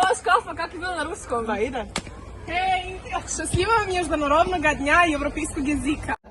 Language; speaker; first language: Russian; non-native, learner; Croatian